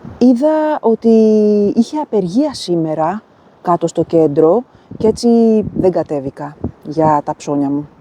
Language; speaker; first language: Greek; native; Greek